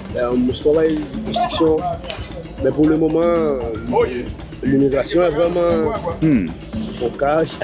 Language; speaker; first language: French; non-native, learner; Haitian Creole